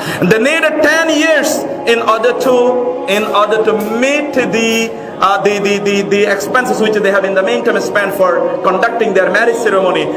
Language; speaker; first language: English; non-native, local second language; Bangla